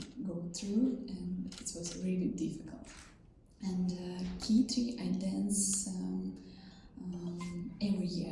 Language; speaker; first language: English; non-native, learner; Russian